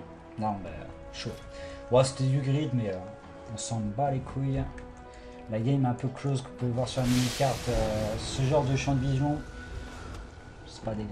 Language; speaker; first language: French; native; French